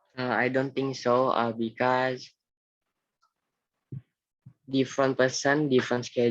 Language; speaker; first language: English; non-native, learner; Indonesian